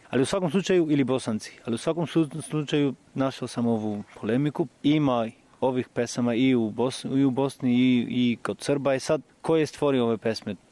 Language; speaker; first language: Serbian; non-native, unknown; Albanian